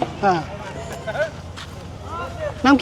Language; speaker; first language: Hindi; non-native, learner; Somali